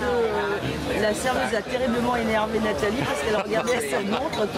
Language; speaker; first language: French; native; French